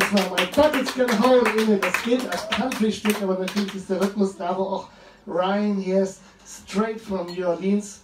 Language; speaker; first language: German; native; German